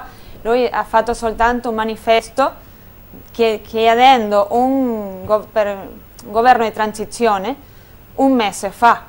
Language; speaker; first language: Italian; non-native, fluent; Spanish